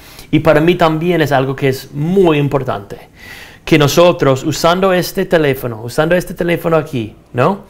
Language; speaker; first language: Spanish; non-native, fluent; English